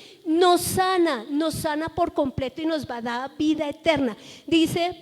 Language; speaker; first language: Spanish; native; Spanish